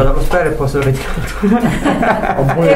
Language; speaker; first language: Italian; native; Italian